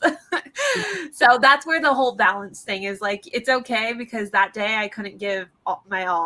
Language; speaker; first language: English; native; English